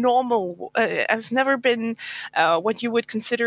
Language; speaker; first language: English; non-native, fluent; German